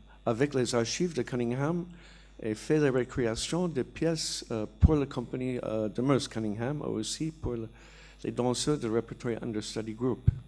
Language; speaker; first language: French; non-native, learner; English